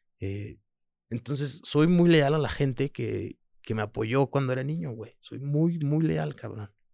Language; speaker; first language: Spanish; early bilingual, other home language; French